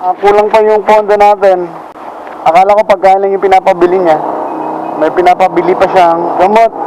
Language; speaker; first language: Filipino; non-native, local second language; Waray